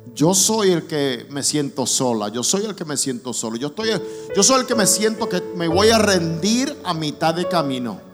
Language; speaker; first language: Spanish; early bilingual, heritage; Spanish